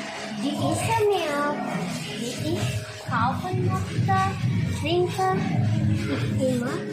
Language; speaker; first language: German; non-native, learner; Indonesian